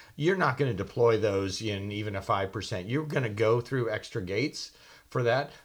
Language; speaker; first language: English; native; English